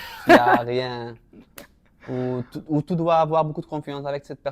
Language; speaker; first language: French; non-native, local second language; Arabic